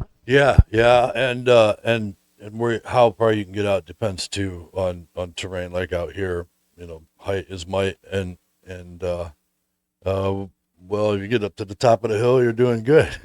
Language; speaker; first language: English; native; English